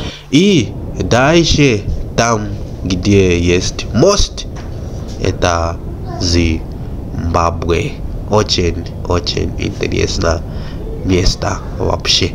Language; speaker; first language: Russian; non-native, fluent; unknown